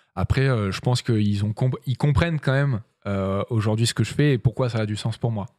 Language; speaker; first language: French; native; French